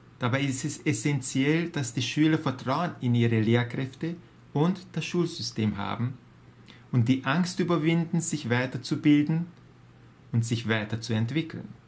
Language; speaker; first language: German; early bilingual, other home language; Hungarian